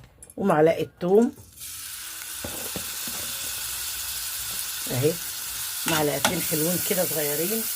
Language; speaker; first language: Arabic; native; Arabic